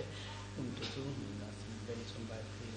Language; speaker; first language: German; non-native, fluent; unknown